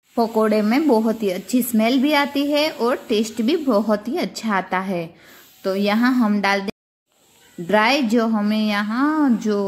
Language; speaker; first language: Hindi; non-native, local second language; Gujarati